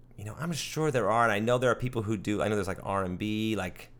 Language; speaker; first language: English; native; English